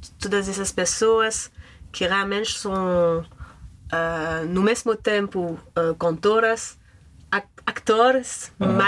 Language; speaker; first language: Portuguese; non-native, learner; French